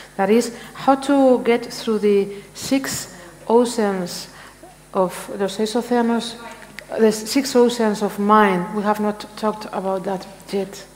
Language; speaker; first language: English; non-native, fluent; Spanish